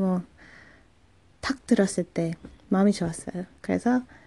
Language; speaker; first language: Korean; non-native, fluent; English